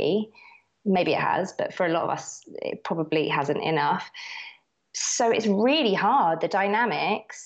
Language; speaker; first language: English; native; English